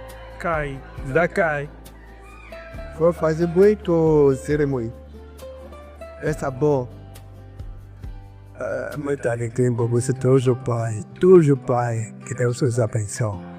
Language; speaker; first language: Portuguese; non-native, learner; Lingala